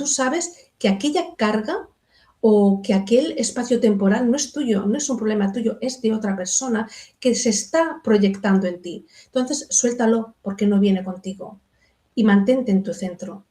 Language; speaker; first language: Spanish; native; Spanish